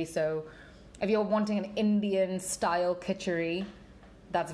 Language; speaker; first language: English; native; English